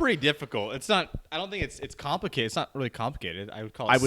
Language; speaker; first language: English; native; English